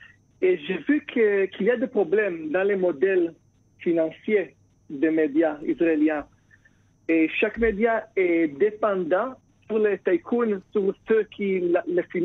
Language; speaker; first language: French; non-native, fluent; Hebrew